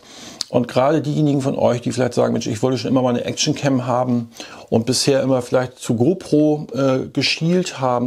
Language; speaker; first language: German; native; German